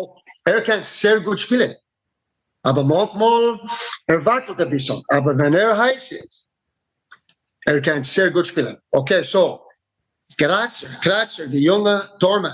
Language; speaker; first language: German; non-native, learner; English